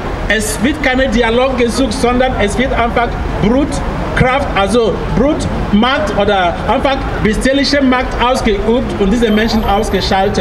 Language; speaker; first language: German; non-native, fluent; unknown